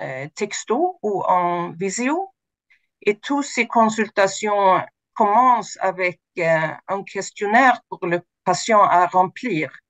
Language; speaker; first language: French; non-native, fluent; Swedish